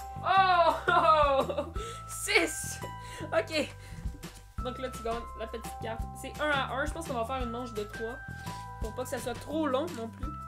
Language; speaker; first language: French; native; French